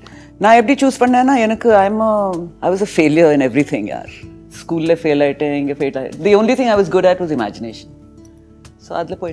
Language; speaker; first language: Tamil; early bilingual, heritage; Tamil